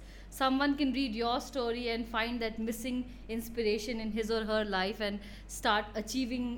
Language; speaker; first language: English; non-native, local second language; Hindi